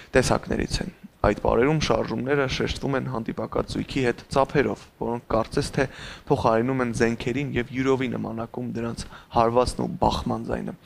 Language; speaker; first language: Armenian; native; Armenian